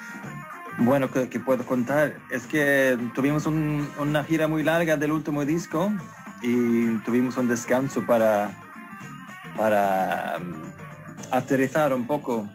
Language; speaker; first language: Spanish; non-native, fluent; Swedish